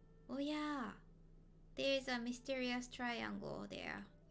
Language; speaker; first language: English; non-native, fluent; Japanese